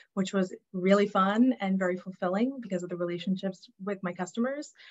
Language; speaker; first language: English; native; English